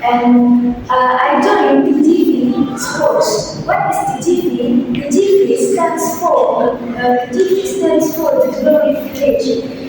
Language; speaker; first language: English; non-native, learner; Indonesian